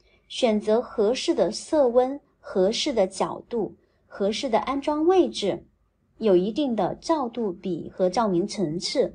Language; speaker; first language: Chinese; native; Chinese